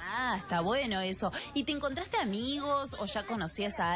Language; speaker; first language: Spanish; native; Spanish